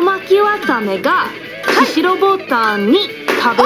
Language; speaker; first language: Japanese; non-native, fluent; English